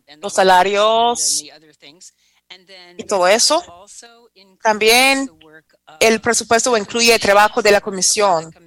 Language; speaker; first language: Spanish; non-native, fluent; English